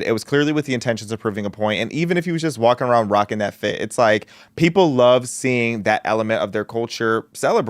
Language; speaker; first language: English; native; English